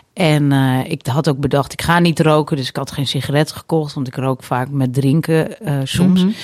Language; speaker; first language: Dutch; native; Dutch